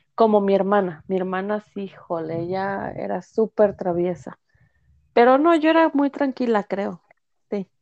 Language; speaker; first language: Spanish; native; Spanish